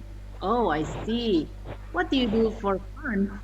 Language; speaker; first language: English; non-native, learner; Indonesian